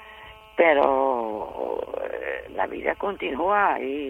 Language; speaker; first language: Spanish; non-native, learner; Dutch